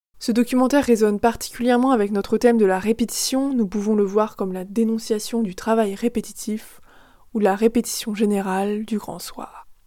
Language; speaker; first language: French; native; French